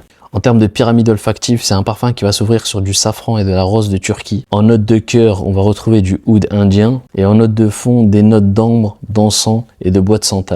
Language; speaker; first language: French; native; French